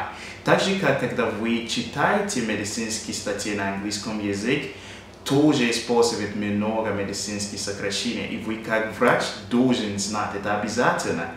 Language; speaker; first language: Russian; non-native, fluent; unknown